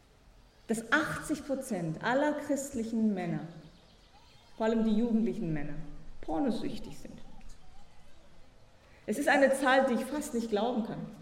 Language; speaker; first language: German; native; German